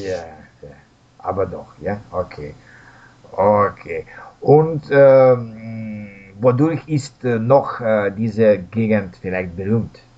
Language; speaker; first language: German; non-native, fluent; Russian